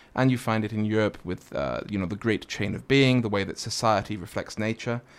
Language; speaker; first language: English; native; English